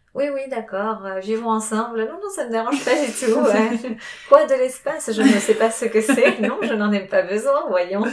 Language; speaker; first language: French; non-native, fluent; Spanish